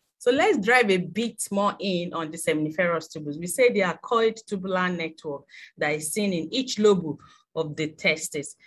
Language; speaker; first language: English; non-native, local second language; Yoruba